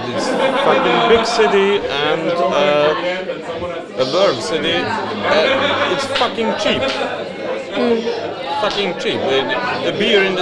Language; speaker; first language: English; non-native, learner; Swiss German